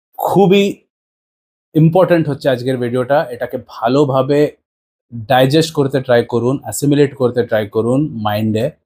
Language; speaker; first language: Bangla; early bilingual, heritage; Bangla